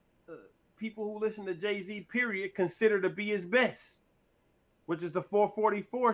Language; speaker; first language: English; native; English